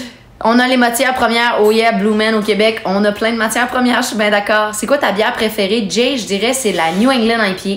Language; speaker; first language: French; native; French